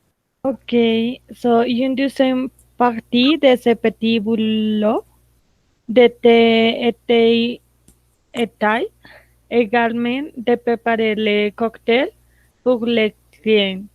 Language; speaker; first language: French; non-native, learner; Spanish